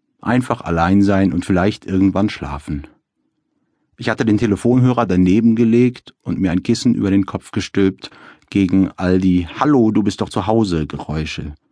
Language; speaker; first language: German; native; German